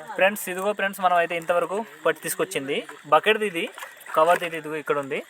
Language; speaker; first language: Telugu; native; Telugu